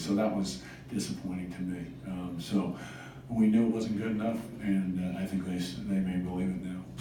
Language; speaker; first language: English; native; English